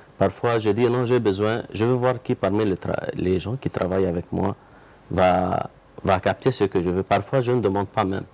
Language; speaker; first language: French; non-native, fluent; Arabic